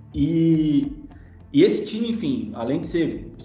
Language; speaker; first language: Portuguese; native; Portuguese